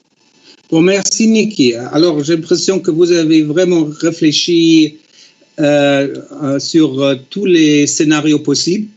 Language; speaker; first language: French; non-native, fluent; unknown